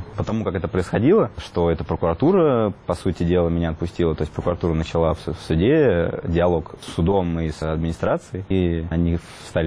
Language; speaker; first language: Russian; native; Russian